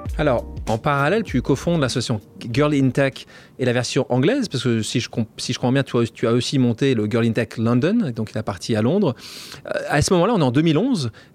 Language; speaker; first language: French; native; French